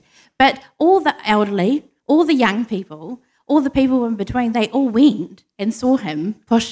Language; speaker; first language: English; native; English